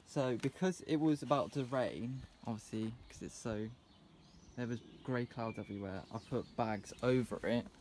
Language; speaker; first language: English; native; English